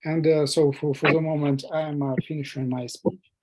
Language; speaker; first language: English; non-native, fluent; Russian